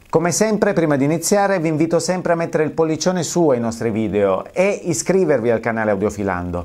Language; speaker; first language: Italian; native; Italian